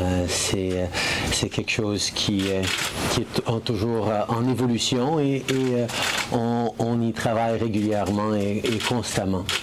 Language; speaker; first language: French; early bilingual, heritage; French